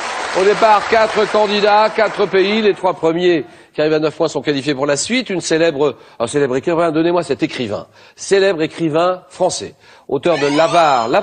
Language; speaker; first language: French; native; French